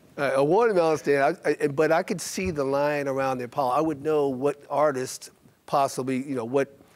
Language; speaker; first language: English; native; English